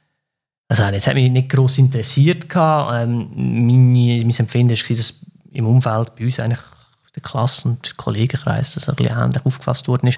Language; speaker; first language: German; native; German